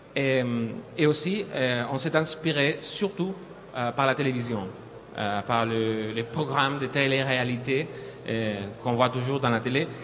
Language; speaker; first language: French; non-native, fluent; Spanish